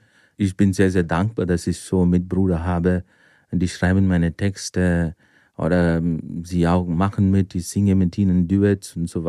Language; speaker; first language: German; non-native, fluent; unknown